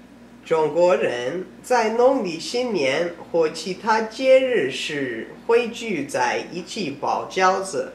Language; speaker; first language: Chinese; non-native, learner; English